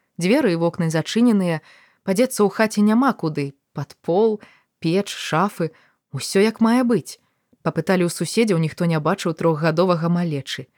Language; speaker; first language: Belarusian; native; Belarusian